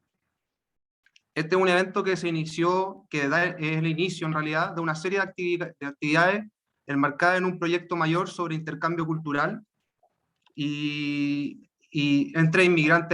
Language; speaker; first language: Spanish; native; Spanish